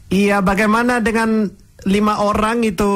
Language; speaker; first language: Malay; non-native, local second language; Tamil